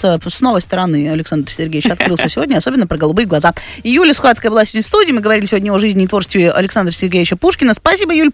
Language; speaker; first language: Russian; native; Russian